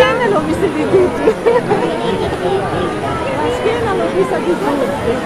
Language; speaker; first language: Italian; native; Italian